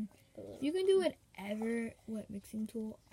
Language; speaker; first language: English; native; English